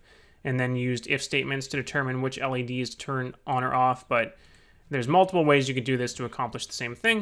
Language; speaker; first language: English; native; English